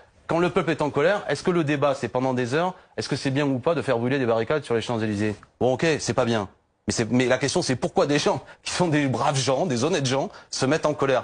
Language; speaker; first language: French; native; French